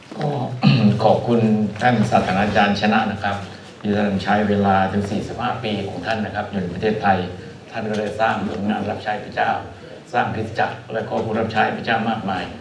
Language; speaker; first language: Thai; native; Thai